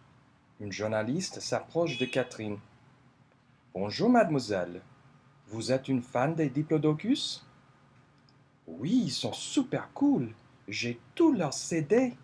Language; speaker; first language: French; non-native, fluent; English